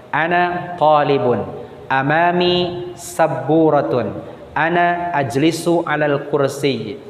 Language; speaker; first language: Arabic; non-native, fluent; Indonesian